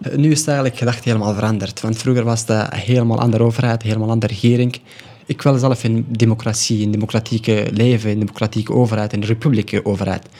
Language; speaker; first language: Dutch; non-native, learner; Pashto